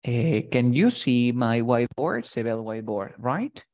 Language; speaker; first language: English; non-native, fluent; Spanish